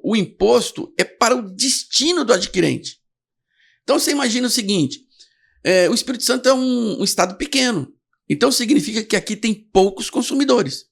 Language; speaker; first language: Portuguese; native; Portuguese